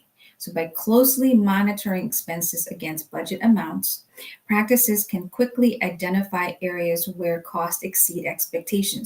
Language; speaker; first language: English; native; English